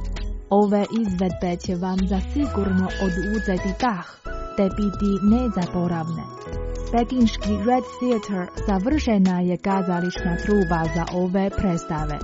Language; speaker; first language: Croatian; native; Croatian